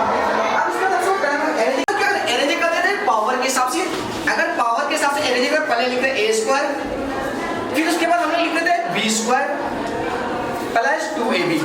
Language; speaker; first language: Hindi; native; Hindi